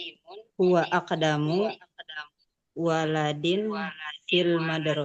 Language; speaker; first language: Arabic; non-native, learner; Indonesian